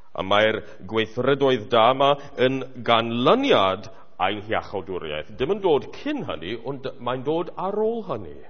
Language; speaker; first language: Welsh; non-native, fluent; English